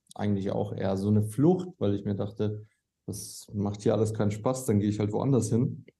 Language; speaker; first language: German; native; German